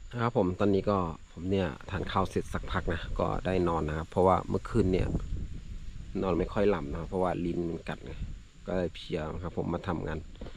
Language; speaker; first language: Thai; non-native, local second language; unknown